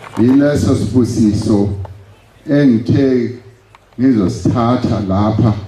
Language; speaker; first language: Zulu; non-native, local second language; Venda